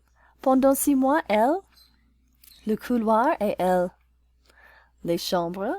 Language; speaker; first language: French; non-native, fluent; English